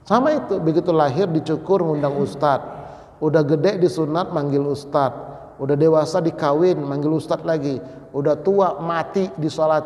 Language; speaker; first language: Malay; non-native, local second language; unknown